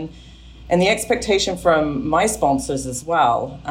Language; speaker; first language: English; native; English